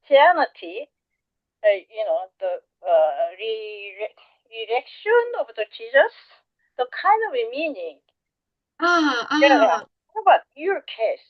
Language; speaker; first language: English; non-native, learner; Korean